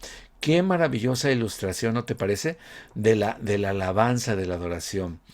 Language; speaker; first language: Spanish; native; Spanish